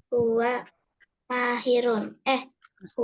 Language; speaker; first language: Arabic; non-native, learner; Indonesian